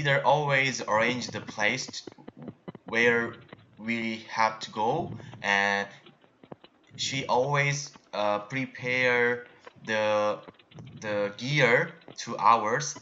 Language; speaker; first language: English; non-native, learner; Korean